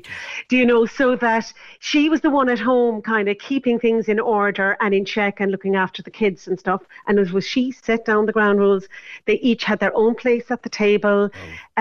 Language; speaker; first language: English; native; English